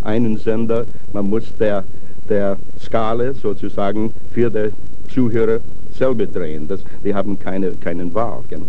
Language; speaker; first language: German; non-native, fluent; English